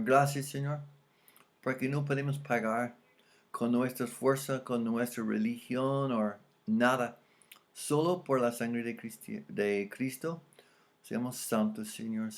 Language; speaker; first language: Spanish; non-native, fluent; English